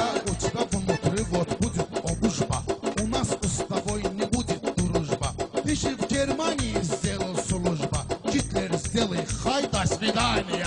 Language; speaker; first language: Russian; non-native, learner; Azerbaijani